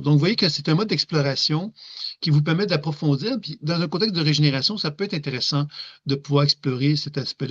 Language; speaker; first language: French; native; French